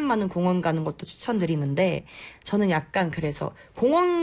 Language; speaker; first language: Korean; native; Korean